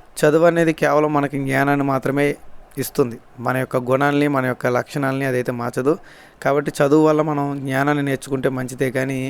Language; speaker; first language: Telugu; native; Telugu